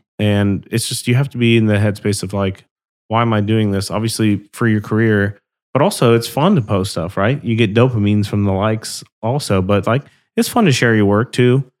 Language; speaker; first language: English; native; English